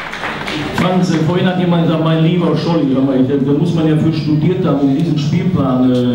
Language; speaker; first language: German; native; German